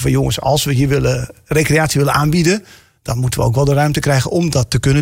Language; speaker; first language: Dutch; native; Dutch